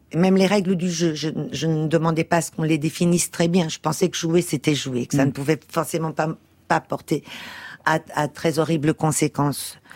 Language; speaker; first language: French; early bilingual, other home language; Portuguese